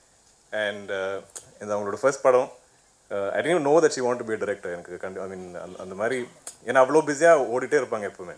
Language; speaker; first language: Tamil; non-native, fluent; Malayalam